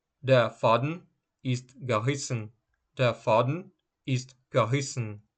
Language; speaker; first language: German; non-native, fluent; Ukrainian